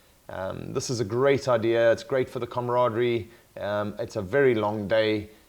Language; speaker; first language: English; native; English